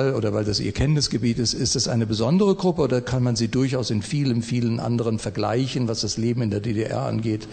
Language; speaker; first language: German; native; German